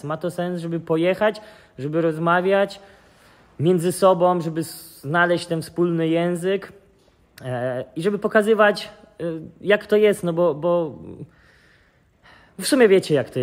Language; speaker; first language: Polish; native; Polish